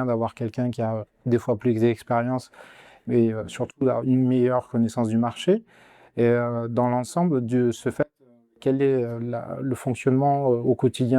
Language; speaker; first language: French; native; French